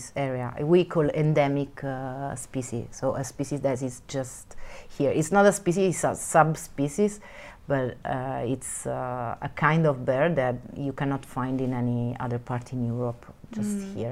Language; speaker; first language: English; non-native, fluent; Italian